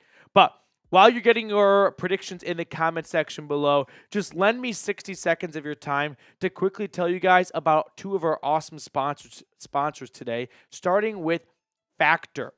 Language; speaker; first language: English; native; English